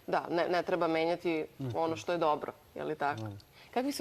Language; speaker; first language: Bosnian; native; Bosnian